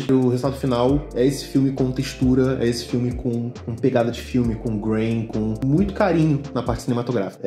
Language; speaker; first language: Portuguese; native; Portuguese